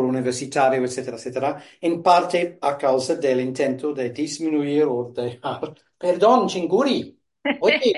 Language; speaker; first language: Spanish; non-native, fluent; English